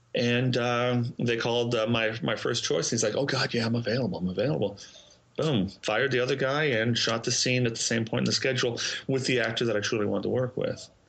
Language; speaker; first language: English; native; English